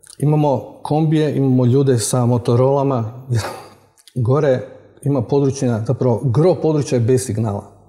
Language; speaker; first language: Croatian; native; Croatian